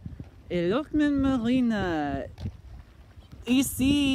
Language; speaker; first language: French; non-native, learner; English